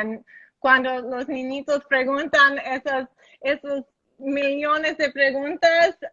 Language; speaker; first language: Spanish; non-native, learner; English